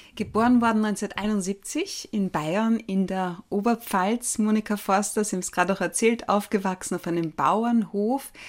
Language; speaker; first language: German; native; German